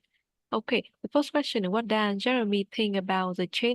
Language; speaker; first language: English; non-native, fluent; Vietnamese